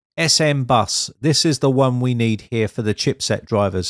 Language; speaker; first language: English; native; English